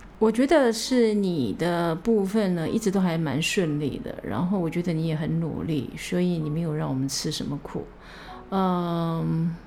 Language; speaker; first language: Chinese; native; Chinese